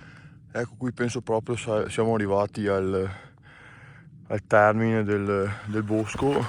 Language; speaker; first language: Italian; native; Italian